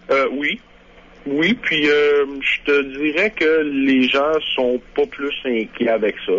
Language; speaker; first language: French; native; French